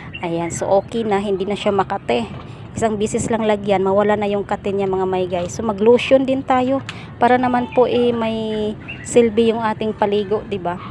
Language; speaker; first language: Filipino; non-native, local second language; Cebuano